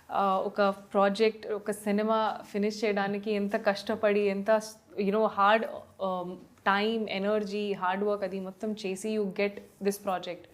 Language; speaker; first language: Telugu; non-native, fluent; Hindi